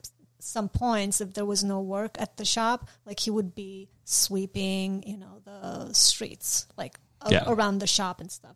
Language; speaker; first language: English; non-native, fluent; Polish